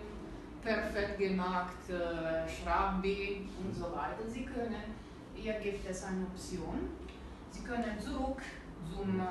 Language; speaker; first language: German; non-native, learner; Italian